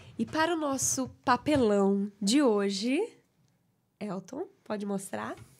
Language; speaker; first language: Portuguese; native; Portuguese